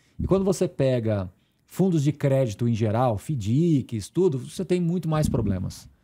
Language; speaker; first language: Portuguese; native; Portuguese